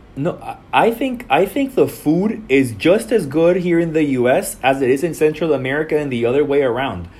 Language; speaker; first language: English; non-native, fluent; Spanish